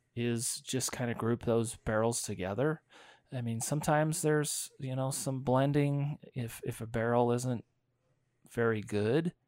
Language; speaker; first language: English; native; English